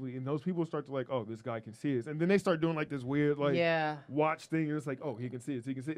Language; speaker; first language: English; native; English